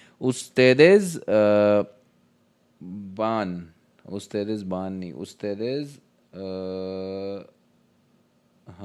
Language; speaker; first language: Spanish; non-native, learner; Hindi